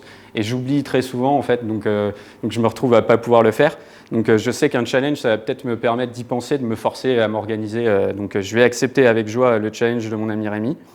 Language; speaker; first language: French; native; French